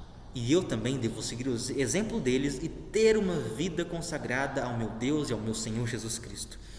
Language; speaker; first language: Portuguese; native; Portuguese